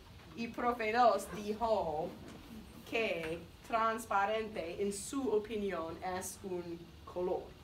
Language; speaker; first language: Spanish; non-native, fluent; English